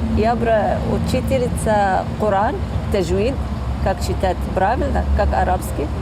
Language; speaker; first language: Russian; non-native, learner; Turkish